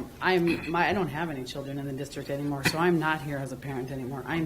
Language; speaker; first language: English; native; English